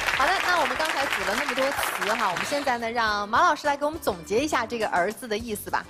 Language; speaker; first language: Chinese; native; Chinese